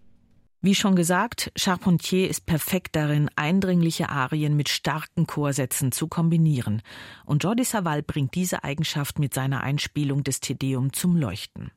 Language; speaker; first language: German; native; German